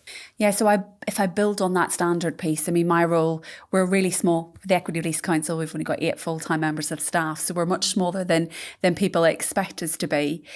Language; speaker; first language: English; native; English